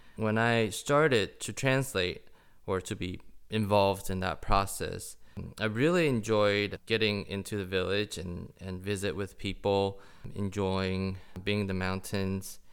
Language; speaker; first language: English; early bilingual, other home language; Chinese